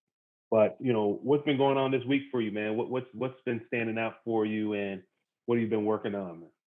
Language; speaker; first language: English; native; English